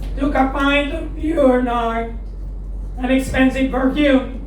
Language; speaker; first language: English; non-native, local second language; Filipino